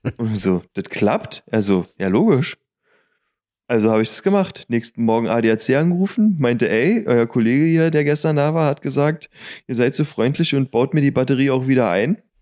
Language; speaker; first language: German; native; German